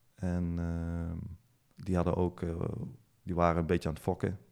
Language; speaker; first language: Dutch; native; Dutch